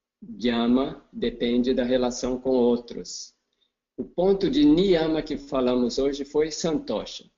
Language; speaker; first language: Portuguese; non-native, fluent; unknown